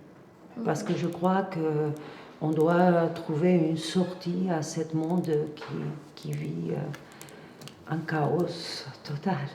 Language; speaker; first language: French; non-native, fluent; Spanish